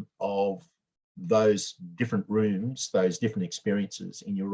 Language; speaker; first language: English; native; English